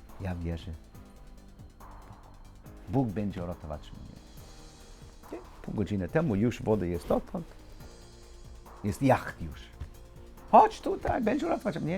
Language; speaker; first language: Polish; non-native, learner; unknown